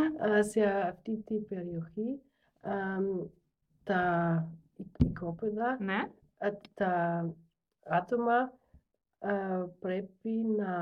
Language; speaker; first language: Greek; non-native, learner; German